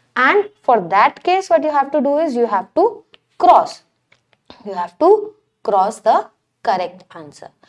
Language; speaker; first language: English; non-native, local second language; Hindi